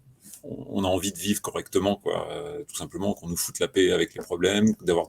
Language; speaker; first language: French; native; French